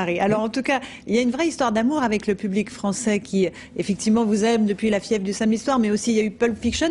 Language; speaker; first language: French; native; French